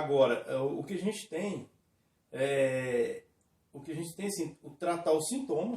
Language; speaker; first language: Portuguese; native; Portuguese